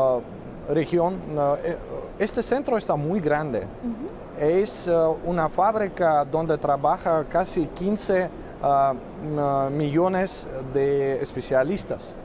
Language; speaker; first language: Spanish; non-native, fluent; Russian